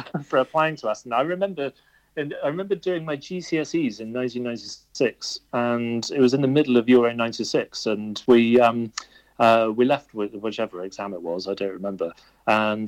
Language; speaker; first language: English; native; English